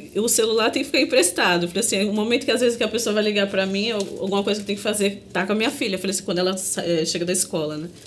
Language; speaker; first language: Portuguese; native; Portuguese